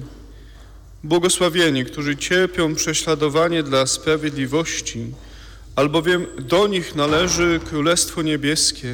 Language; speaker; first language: Polish; native; Polish